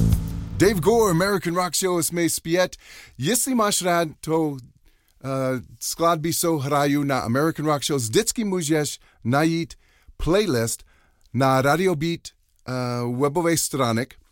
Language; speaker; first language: Czech; non-native, learner; English